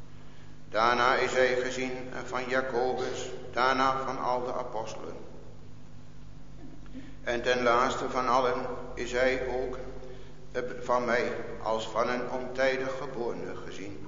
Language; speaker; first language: Dutch; native; Dutch